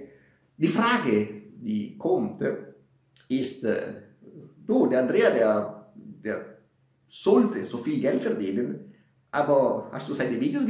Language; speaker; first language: German; non-native, fluent; Italian